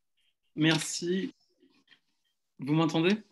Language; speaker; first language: French; non-native, fluent; Italian